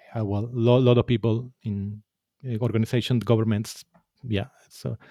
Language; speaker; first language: English; non-native, fluent; Spanish